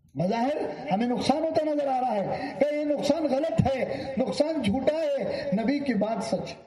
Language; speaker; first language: Urdu; native; Urdu